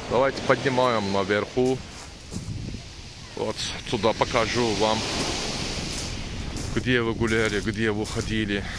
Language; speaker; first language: Russian; non-native, learner; Turkish